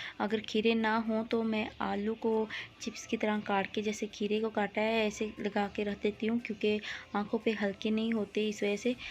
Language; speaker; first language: Hindi; non-native, local second language; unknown